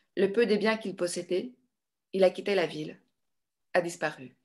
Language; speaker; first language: French; non-native, fluent; Greek